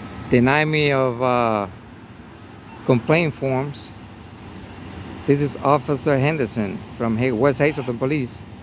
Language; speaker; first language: English; non-native, fluent; Spanish